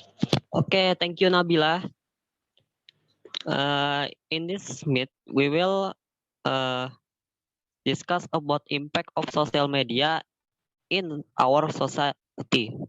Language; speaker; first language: English; non-native, learner; Indonesian